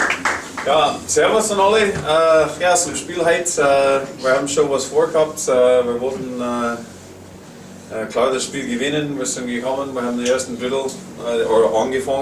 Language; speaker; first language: German; non-native, learner; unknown